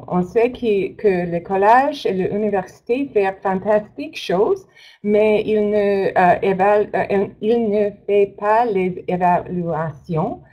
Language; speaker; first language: French; non-native, learner; English